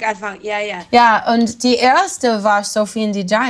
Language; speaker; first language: German; non-native, learner; English